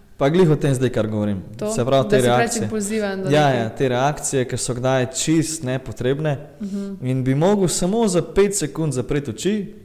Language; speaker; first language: Slovenian; early bilingual, other home language; Bosnian